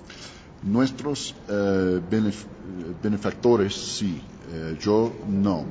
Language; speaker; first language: Spanish; non-native, learner; English